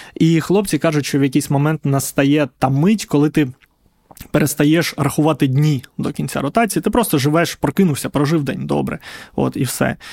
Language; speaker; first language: Ukrainian; non-native, local second language; Russian